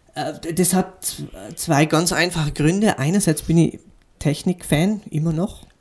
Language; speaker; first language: German; native; German